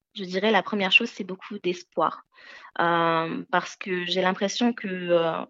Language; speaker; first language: French; early bilingual, other home language; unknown